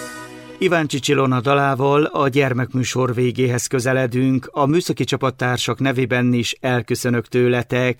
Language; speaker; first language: Hungarian; native; Hungarian